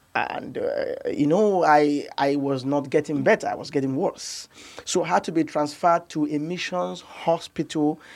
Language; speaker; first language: English; non-native, local second language; Igbo